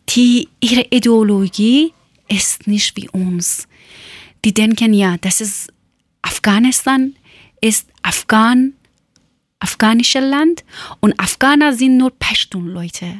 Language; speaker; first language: German; non-native, learner; Persian